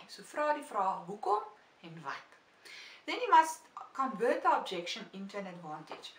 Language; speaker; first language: English; non-native, local second language; Afrikaans